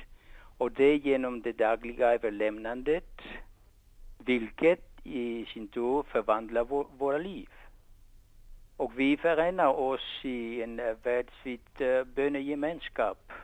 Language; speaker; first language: Swedish; non-native, fluent; Spanish